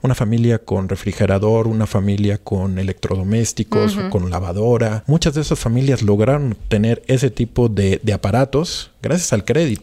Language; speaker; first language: Spanish; native; Spanish